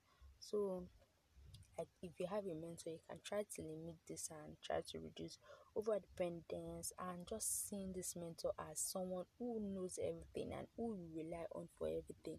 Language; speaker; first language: English; non-native, local second language; Yoruba